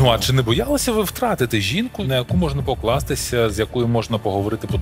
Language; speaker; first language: Ukrainian; native; Ukrainian